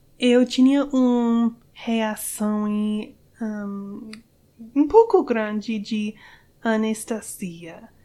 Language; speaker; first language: Portuguese; non-native, learner; English